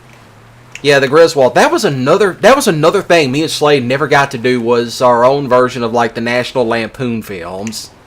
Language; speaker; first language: English; native; English